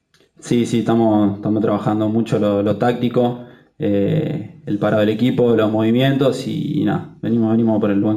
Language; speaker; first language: Spanish; native; Spanish